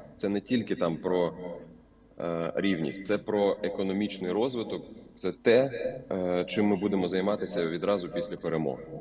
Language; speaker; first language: Ukrainian; native; Ukrainian